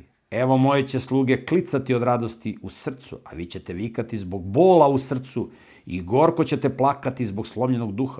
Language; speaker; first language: Serbian; native; Serbian